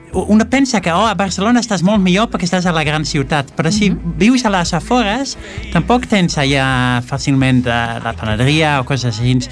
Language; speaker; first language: Catalan; non-native, fluent; Dutch